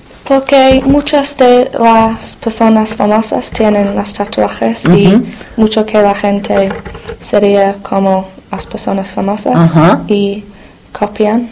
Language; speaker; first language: Spanish; non-native, learner; English